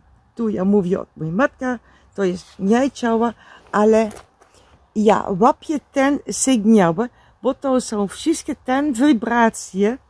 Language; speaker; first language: Polish; non-native, learner; Dutch